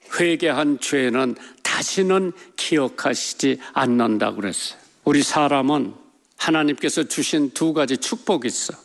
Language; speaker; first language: Korean; native; Korean